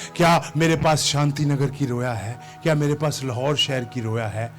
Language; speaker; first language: Urdu; non-native, local second language; Punjabi